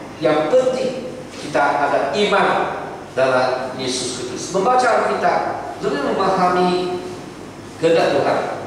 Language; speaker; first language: Malay; non-native, local second language; Chinese